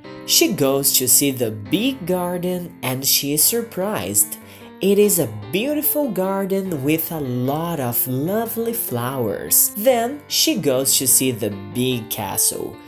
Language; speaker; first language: English; non-native, fluent; Portuguese